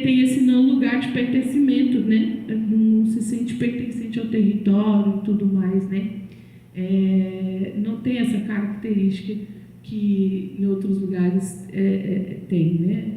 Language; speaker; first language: Portuguese; native; Portuguese